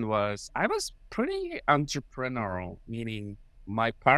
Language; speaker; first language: English; non-native, fluent; Japanese